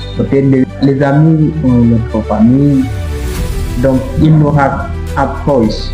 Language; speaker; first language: French; non-native, learner; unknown